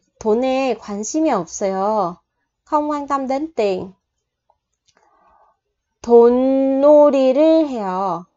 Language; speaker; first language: Korean; non-native, fluent; Vietnamese